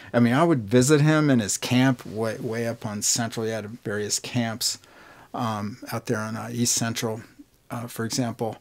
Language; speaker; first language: English; native; English